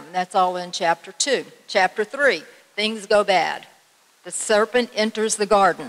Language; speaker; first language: English; native; English